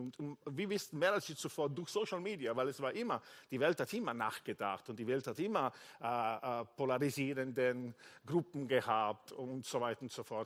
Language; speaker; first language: German; non-native, fluent; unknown